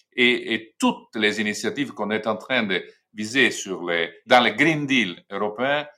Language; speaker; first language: French; non-native, fluent; Italian